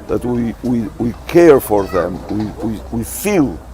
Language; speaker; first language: English; non-native, learner; Albanian